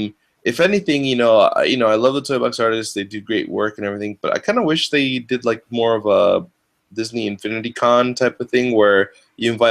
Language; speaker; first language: English; native; English